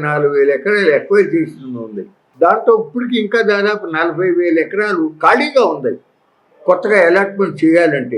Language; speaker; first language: Telugu; native; Telugu